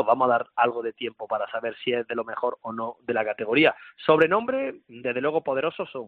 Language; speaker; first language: Spanish; native; Spanish